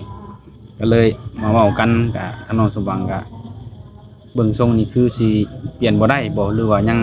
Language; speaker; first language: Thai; non-native, local second language; Northeastern Thai